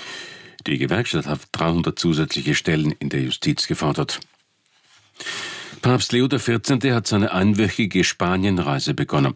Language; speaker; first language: German; native; German